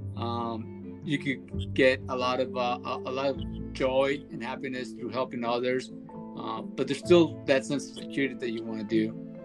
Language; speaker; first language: English; early bilingual, other home language; Spanish